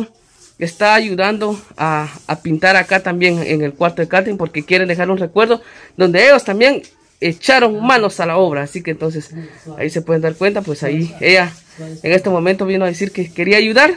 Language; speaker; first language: Spanish; native; Spanish